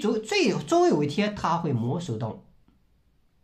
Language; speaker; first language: Chinese; native; Chinese